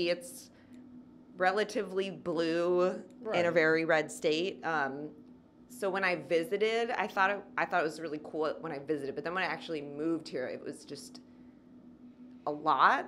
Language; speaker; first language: English; native; English